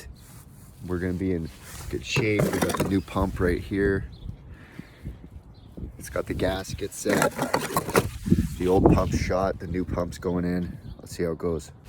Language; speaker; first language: English; native; English